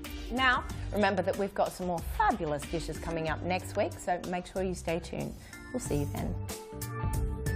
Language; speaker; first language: English; native; English